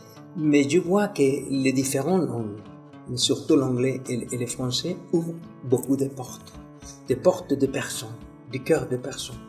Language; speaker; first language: French; non-native, fluent; Spanish